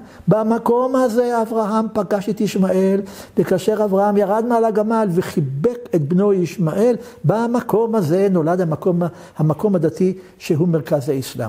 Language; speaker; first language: Hebrew; native; Hebrew